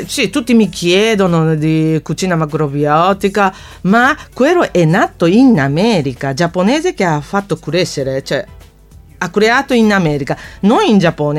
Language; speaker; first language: Italian; non-native, fluent; Japanese